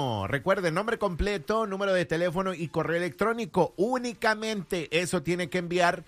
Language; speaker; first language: Spanish; native; Spanish